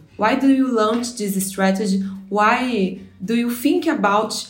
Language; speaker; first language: English; non-native, fluent; Portuguese